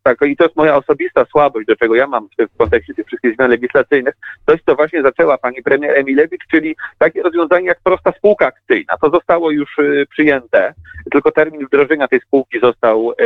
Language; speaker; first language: Polish; native; Polish